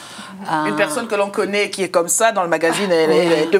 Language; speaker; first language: French; native; French